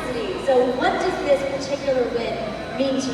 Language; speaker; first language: English; native; English